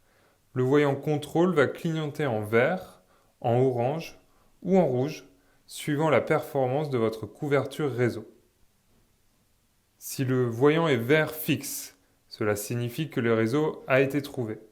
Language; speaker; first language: French; native; French